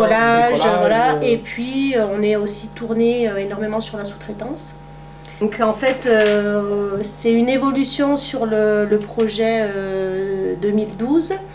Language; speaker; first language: French; native; French